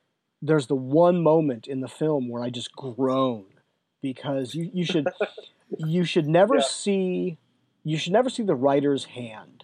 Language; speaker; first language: English; native; English